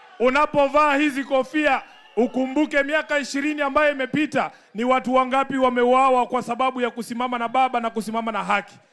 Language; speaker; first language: Swahili; non-native, local second language; Luyia